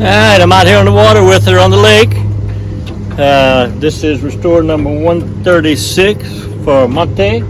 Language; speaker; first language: English; native; English